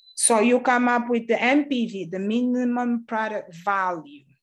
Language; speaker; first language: English; non-native, fluent; Portuguese